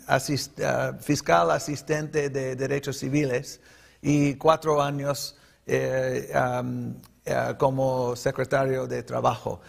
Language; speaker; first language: Spanish; early bilingual, heritage; Spanish